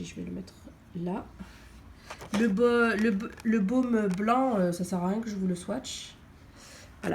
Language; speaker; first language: French; native; French